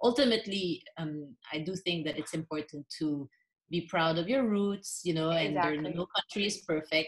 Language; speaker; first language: English; non-native, local second language; French